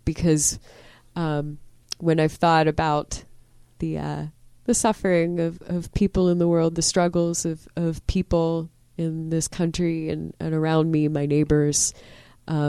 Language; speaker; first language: English; native; English